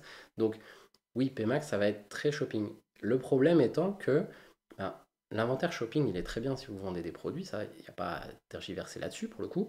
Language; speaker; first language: French; native; French